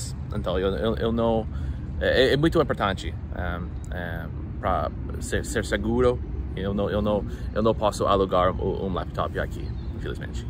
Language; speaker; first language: Portuguese; non-native, fluent; English